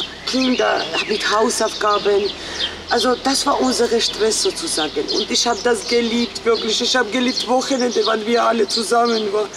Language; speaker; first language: German; non-native, fluent; Georgian